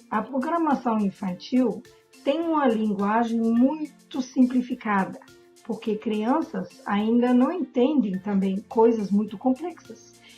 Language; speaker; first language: Portuguese; non-native, fluent; German